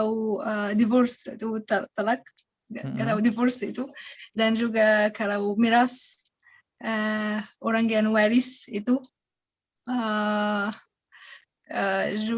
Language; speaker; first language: Indonesian; non-native, learner; Arabic